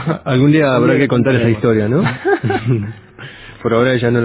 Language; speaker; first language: Spanish; native; Spanish